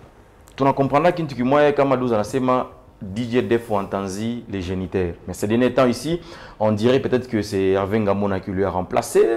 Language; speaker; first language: French; non-native, local second language; Swahili